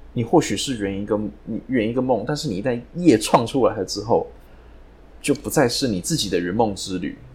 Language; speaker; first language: Chinese; native; Chinese